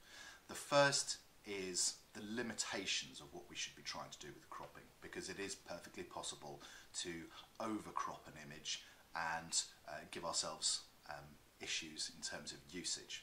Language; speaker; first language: English; native; English